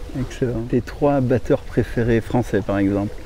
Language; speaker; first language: French; native; French